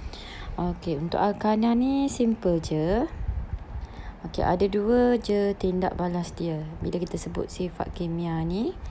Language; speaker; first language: Malay; native; Malay